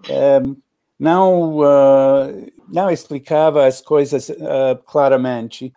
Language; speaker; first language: Portuguese; non-native, learner; English